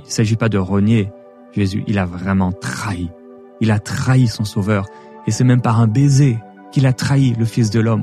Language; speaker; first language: French; native; French